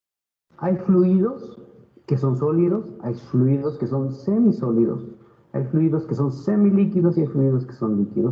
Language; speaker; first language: Spanish; native; Spanish